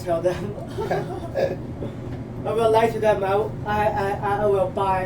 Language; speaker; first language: English; non-native, learner; Chinese